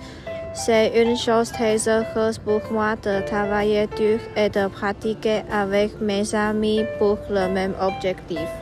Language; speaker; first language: French; non-native, learner; Chinese